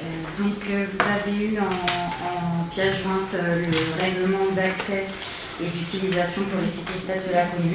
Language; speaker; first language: French; native; French